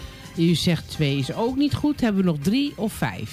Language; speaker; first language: Dutch; native; Dutch